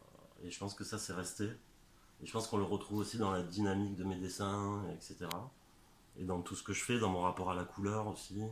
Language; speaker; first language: French; native; French